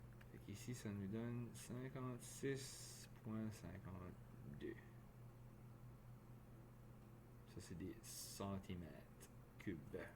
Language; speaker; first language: French; native; French